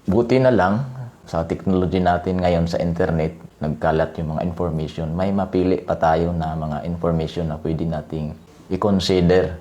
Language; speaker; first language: Filipino; non-native, local second language; Cebuano